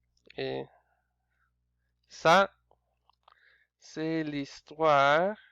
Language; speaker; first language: French; non-native, learner; English